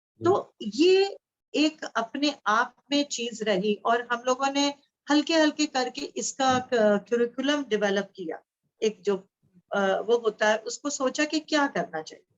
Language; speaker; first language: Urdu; native; Urdu